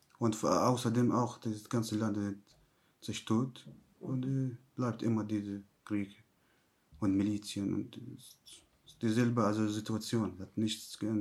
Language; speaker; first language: German; non-native, learner; Arabic